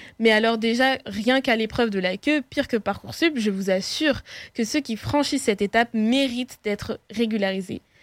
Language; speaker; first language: French; early bilingual, other home language; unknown